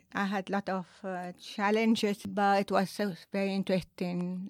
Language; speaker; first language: English; non-native, fluent; Arabic